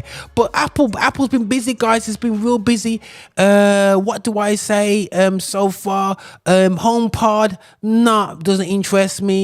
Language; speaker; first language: English; native; English